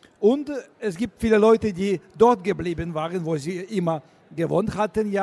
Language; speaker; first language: German; non-native, learner; Russian